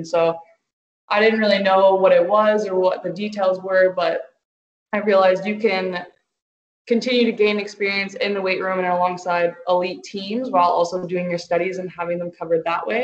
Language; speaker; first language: English; native; English